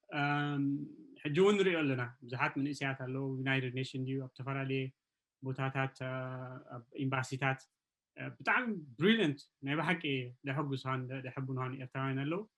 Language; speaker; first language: Tigrinya; native; Tigrinya